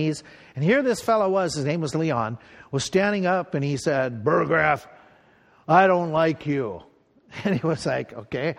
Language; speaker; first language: English; native; English